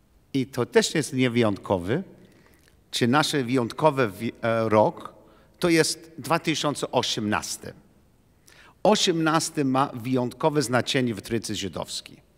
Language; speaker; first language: Polish; non-native, learner; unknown